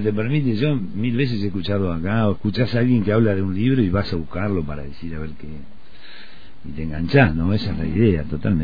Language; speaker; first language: Spanish; native; Spanish